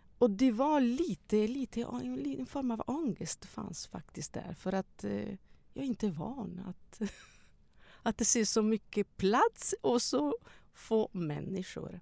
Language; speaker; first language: Swedish; non-native, fluent; Italian